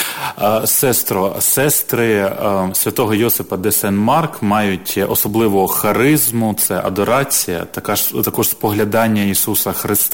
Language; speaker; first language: Ukrainian; native; Ukrainian